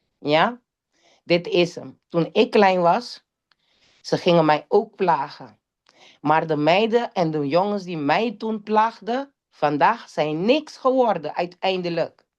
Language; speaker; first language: Dutch; non-native, local second language; Papiamento